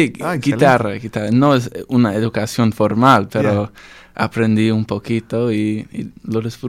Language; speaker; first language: Spanish; non-native, learner; English